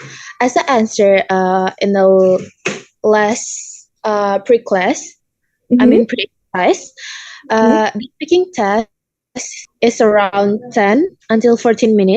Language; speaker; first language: English; non-native, learner; Indonesian